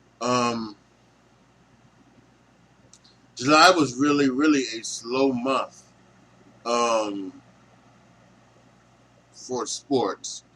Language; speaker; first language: English; native; English